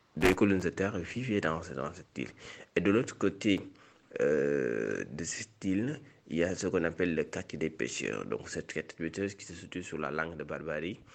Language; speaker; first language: French; non-native, local second language; Wolof